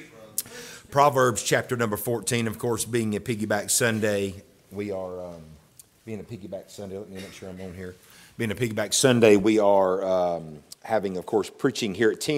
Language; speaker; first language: English; native; English